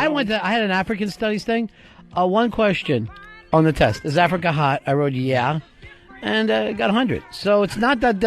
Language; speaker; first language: English; native; English